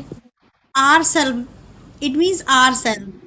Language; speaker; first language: English; non-native, learner; Hindi